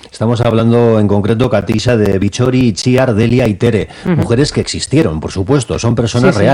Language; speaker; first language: Spanish; native; Spanish